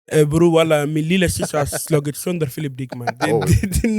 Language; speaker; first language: Swedish; non-native, fluent; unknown